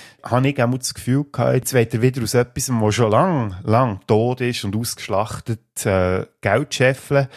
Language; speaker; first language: German; native; German